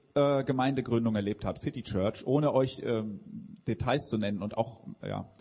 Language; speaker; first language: German; native; German